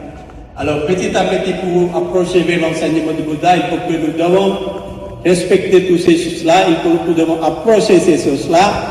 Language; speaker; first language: French; non-native, fluent; Sinhala